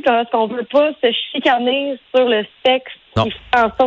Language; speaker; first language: French; native; French